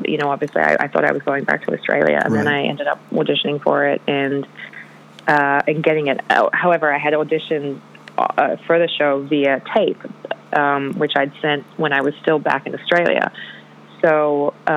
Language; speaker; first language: English; non-native, local second language; Polish